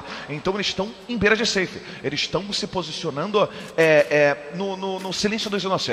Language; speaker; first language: Portuguese; native; Portuguese